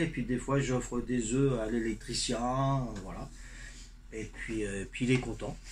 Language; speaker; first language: French; native; French